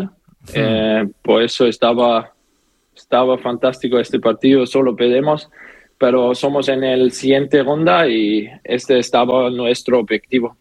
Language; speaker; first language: Spanish; non-native, learner; German